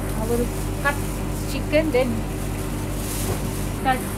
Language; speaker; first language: English; non-native, learner; Indonesian